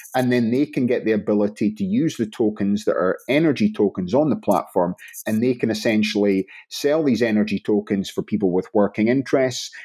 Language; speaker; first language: English; native; English